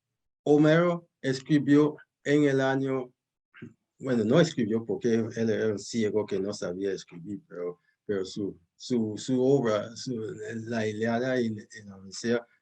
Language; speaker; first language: Spanish; non-native, fluent; English